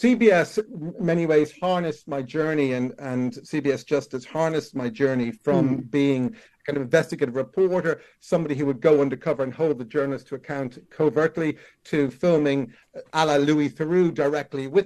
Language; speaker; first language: English; native; English